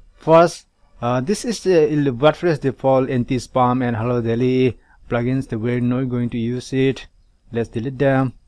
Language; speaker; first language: English; non-native, local second language; Manipuri